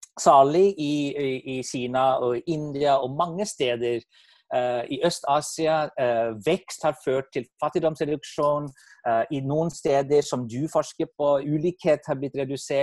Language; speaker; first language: Norwegian; non-native, fluent; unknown